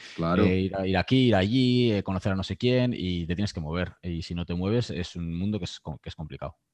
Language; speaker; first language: Spanish; native; Spanish